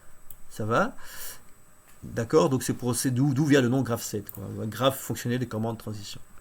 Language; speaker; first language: French; native; French